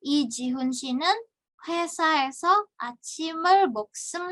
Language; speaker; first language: Korean; non-native, fluent; Indonesian